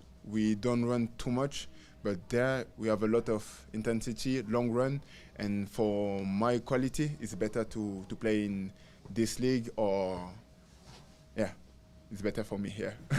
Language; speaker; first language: English; non-native, learner; French